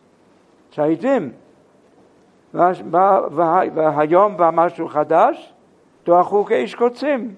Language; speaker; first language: Hebrew; non-native, fluent; English